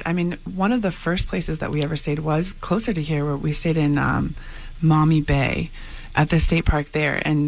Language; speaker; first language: English; native; English